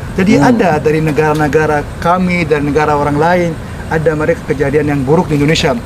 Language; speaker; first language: Indonesian; non-native, fluent; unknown